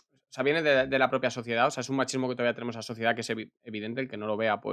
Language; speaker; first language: Spanish; native; Spanish